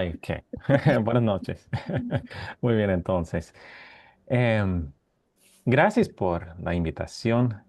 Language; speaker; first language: Spanish; non-native, fluent; English